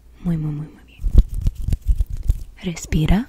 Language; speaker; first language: Spanish; early bilingual, heritage; Spanish